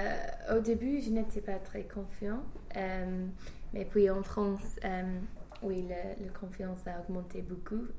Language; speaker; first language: French; non-native, fluent; English